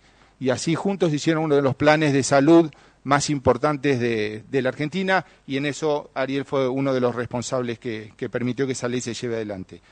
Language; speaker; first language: Spanish; native; Spanish